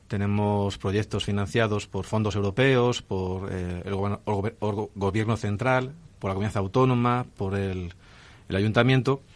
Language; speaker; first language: Spanish; native; Spanish